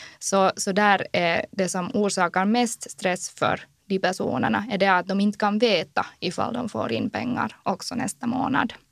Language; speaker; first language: Swedish; native; Swedish